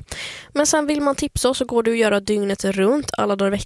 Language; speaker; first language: Swedish; native; Swedish